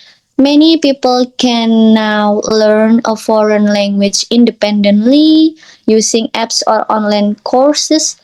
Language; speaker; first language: English; non-native, learner; Indonesian